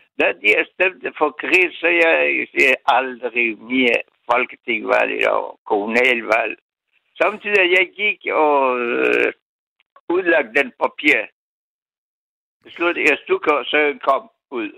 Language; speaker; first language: Danish; non-native, learner; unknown